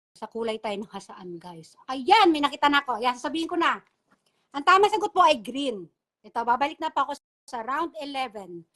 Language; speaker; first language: Filipino; non-native, local second language; Bikol